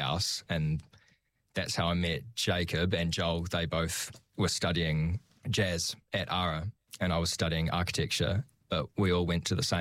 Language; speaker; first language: English; native; English